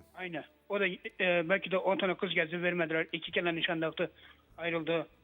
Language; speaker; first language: Turkish; non-native, learner; Arabic